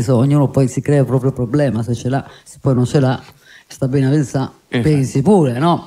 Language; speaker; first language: Italian; native; Italian